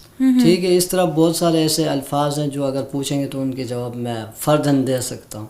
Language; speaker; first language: Urdu; non-native, local second language; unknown